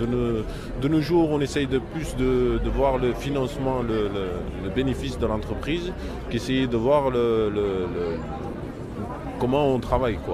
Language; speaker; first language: French; native; French